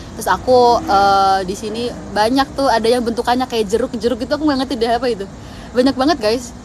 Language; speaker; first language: Indonesian; native; Indonesian